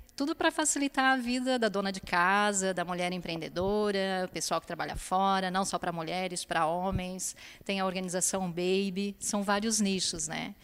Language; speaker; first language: Portuguese; native; Portuguese